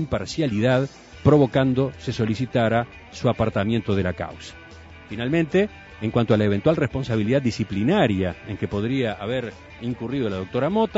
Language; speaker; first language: Spanish; native; Spanish